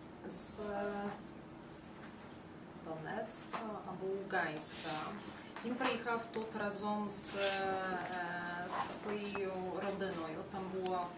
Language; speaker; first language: Ukrainian; non-native, fluent; Polish